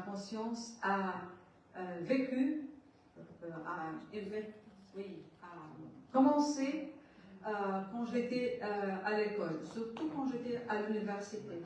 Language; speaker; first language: French; non-native, learner; Portuguese